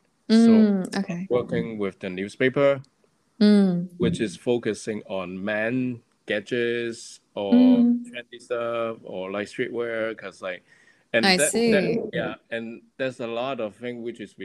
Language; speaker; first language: English; non-native, local second language; Cantonese